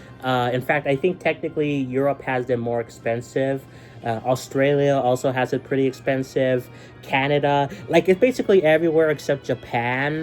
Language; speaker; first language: English; native; English